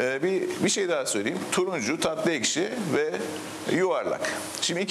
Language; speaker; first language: Turkish; native; Turkish